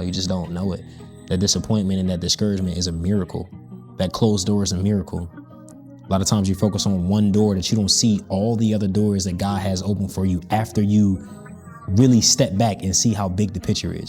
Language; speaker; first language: English; native; English